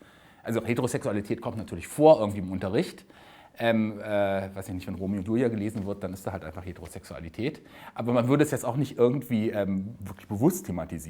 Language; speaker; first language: German; native; German